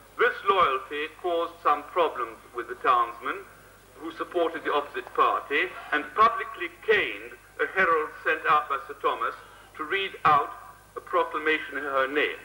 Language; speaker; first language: English; native; English